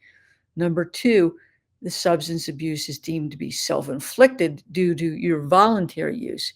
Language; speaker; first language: English; native; English